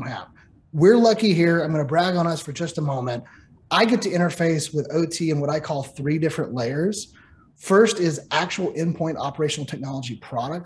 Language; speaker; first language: English; native; English